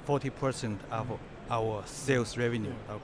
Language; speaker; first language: English; non-native, fluent; Chinese